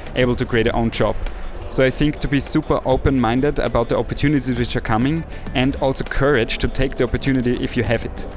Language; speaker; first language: English; non-native, fluent; German